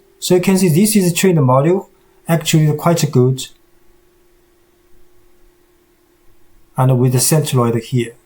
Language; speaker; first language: English; non-native, fluent; Chinese